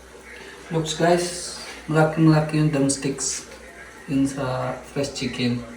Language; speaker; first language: Filipino; non-native, learner; Hindi